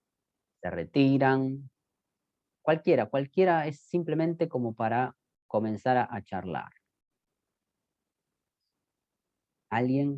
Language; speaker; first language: Spanish; native; Spanish